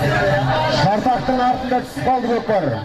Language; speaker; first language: Kazakh; native; Kazakh